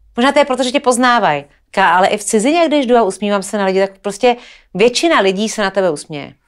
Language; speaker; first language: Czech; native; Czech